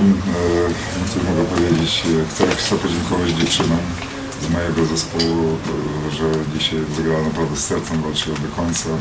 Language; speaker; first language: Polish; non-native, fluent; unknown